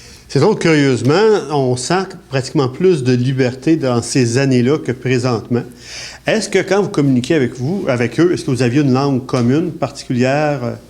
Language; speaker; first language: French; native; French